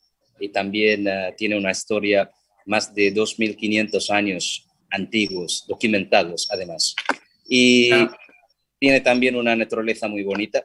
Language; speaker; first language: Spanish; non-native, fluent; Sinhala